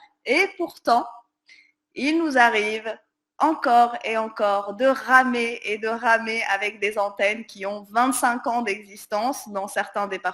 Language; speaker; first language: French; native; French